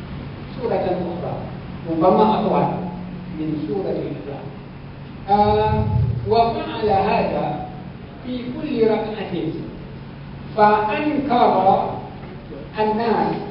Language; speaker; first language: Arabic; non-native, fluent; Malay